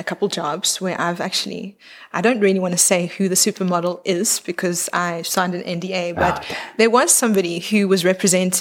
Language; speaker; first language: English; native; English